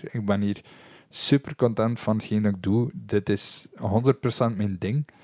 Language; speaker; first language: Dutch; native; Dutch